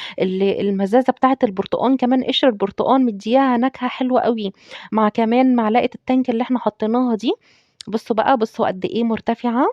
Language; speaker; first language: Arabic; native; Arabic